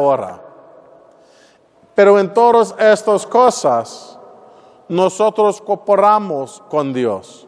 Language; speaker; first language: Spanish; non-native, fluent; English